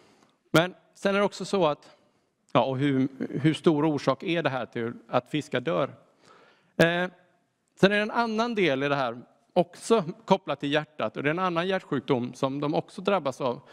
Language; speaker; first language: Swedish; native; Swedish